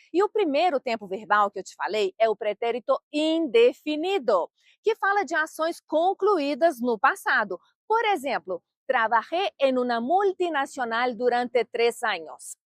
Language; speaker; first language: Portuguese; native; Portuguese